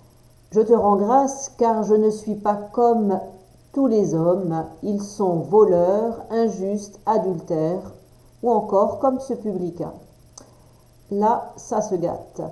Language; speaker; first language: French; native; French